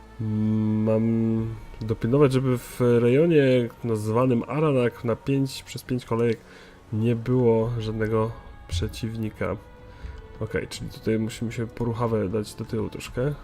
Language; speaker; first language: Polish; native; Polish